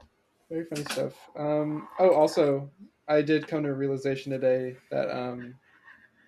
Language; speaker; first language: English; native; English